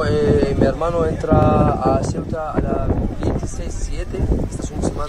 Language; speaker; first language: Spanish; non-native, learner; Arabic